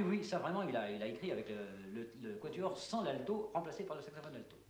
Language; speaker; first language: French; native; French